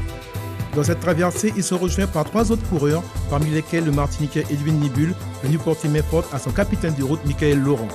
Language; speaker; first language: French; native; French